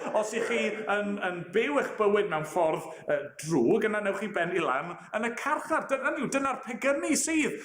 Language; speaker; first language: Welsh; native; Welsh